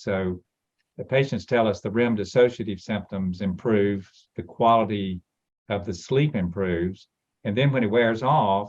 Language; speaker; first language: English; native; English